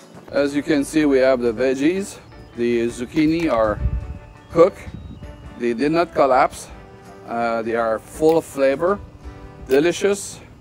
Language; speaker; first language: English; non-native, fluent; French